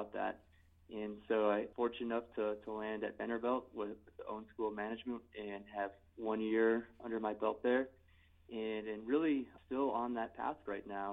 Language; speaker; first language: English; native; English